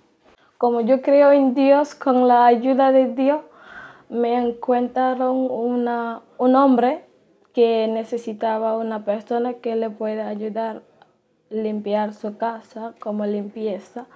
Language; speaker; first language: Spanish; non-native, learner; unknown